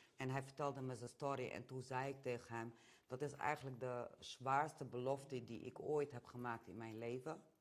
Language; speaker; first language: Dutch; early bilingual, other home language; Romany